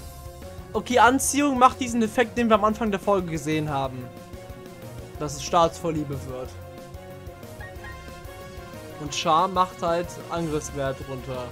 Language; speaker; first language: German; native; German